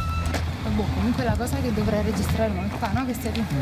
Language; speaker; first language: Italian; native; Italian